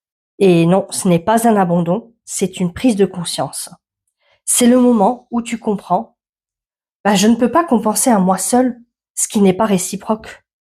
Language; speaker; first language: French; native; French